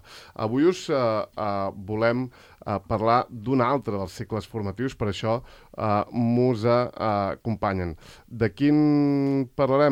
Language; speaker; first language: Catalan; native; Catalan